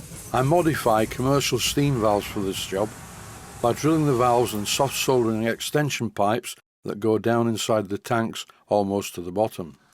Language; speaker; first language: English; native; English